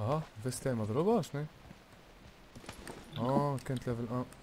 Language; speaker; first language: Arabic; native; Arabic